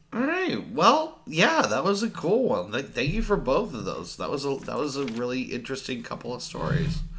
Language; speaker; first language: English; native; English